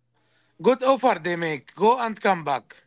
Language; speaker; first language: English; non-native, learner; Arabic